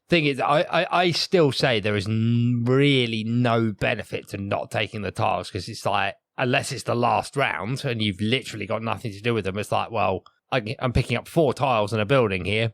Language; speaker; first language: English; native; English